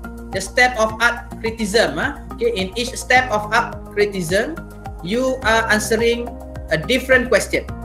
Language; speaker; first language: English; non-native, local second language; Malay